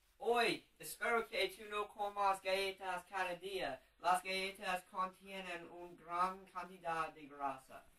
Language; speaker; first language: Spanish; non-native, learner; English